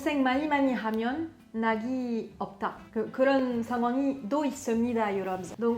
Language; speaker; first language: Korean; non-native, fluent; French